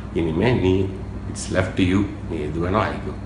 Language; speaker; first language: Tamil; non-native, local second language; Malayalam